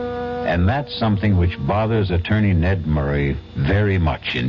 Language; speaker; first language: English; native; English